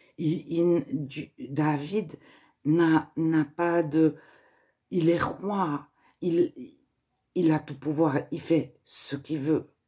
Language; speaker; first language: French; native; French